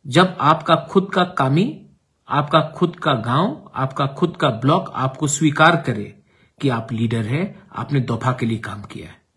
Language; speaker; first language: Hindi; non-native, local second language; Kok Borok